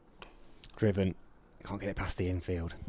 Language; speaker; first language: English; native; English